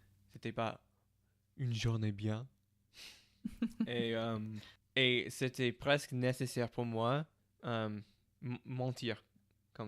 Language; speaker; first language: French; non-native, fluent; English